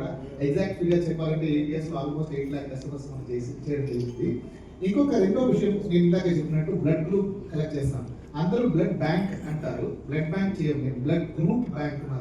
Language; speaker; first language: Telugu; native; Telugu